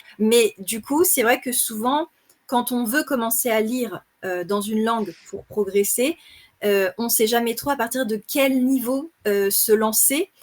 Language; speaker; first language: French; native; French